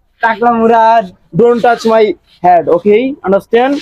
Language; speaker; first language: English; non-native, learner; Bangla